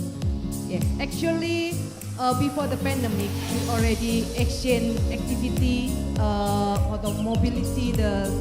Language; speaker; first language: English; non-native, learner; Indonesian